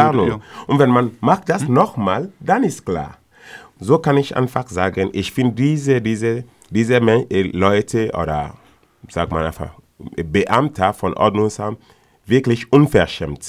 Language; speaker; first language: German; non-native, learner; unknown